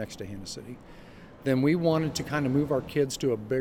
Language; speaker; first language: English; native; English